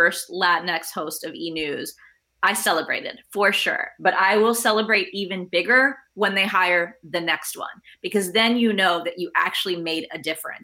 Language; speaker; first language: English; early bilingual, other home language; Spanish